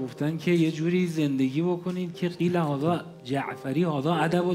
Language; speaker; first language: Persian; native; Persian